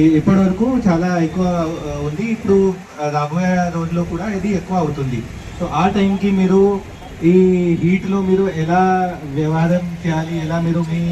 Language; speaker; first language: Telugu; non-native, fluent; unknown